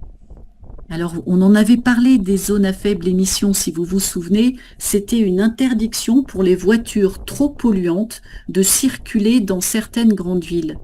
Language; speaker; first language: French; native; French